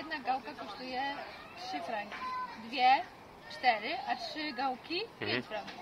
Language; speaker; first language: Polish; native; Polish